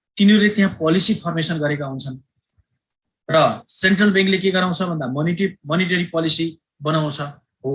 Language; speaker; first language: Nepali; native; Nepali